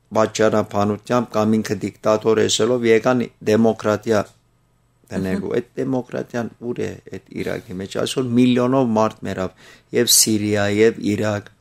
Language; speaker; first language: Armenian; early bilingual, heritage; Armenian